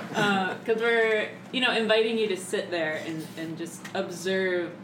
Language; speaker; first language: English; native; English